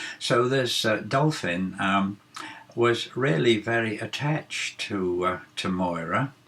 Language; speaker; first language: English; native; English